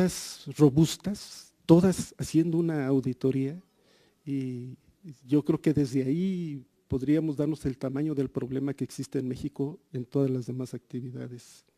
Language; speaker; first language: Spanish; native; Spanish